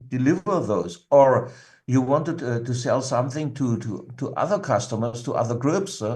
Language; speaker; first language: English; non-native, fluent; German